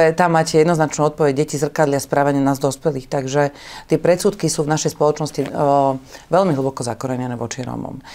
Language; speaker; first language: Slovak; native; Slovak